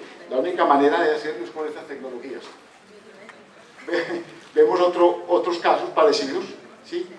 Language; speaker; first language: Spanish; native; Spanish